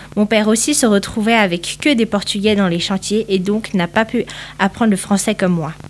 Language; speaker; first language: French; early bilingual, other home language; Portuguese